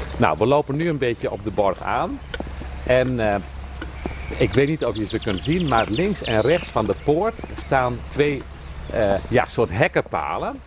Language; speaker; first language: Dutch; native; Dutch